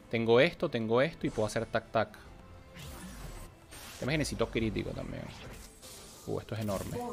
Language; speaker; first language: Spanish; native; Spanish